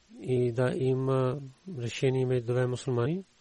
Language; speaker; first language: Bulgarian; non-native, learner; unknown